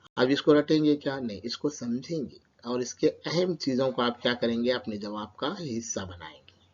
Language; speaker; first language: Urdu; native; Urdu